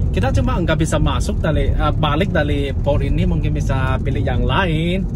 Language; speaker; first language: Indonesian; non-native, fluent; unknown